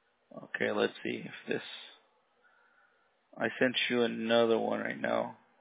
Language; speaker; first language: English; early bilingual, other home language; Spanish